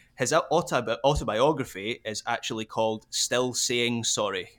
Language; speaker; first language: English; native; English